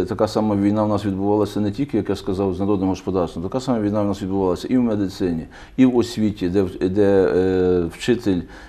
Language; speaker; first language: Ukrainian; native; Ukrainian